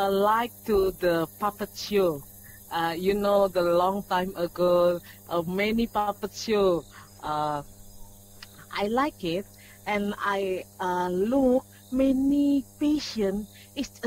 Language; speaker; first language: English; non-native, learner; Indonesian